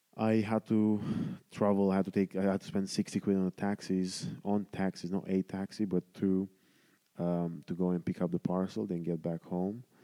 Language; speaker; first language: English; non-native, fluent; Romanian